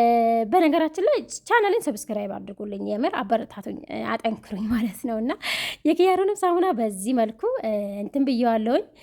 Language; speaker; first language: Amharic; native; Amharic